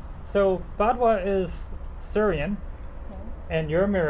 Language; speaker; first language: English; native; English